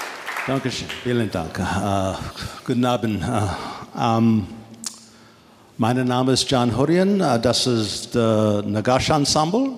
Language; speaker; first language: German; non-native, learner; English